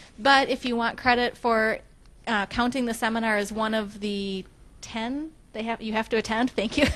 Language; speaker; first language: English; native; English